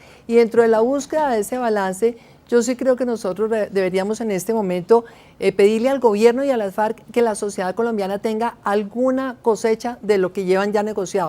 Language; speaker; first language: Spanish; native; Spanish